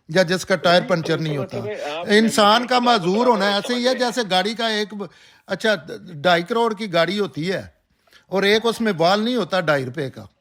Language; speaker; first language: Urdu; non-native, local second language; Punjabi